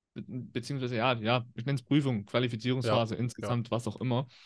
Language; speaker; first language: German; native; German